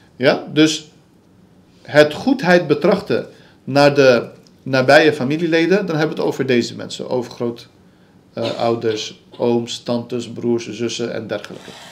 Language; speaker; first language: Dutch; early bilingual, other home language; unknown